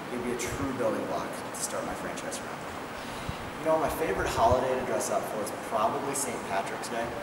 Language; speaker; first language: English; native; English